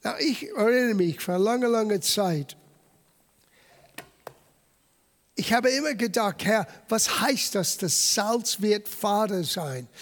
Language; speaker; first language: German; non-native, fluent; English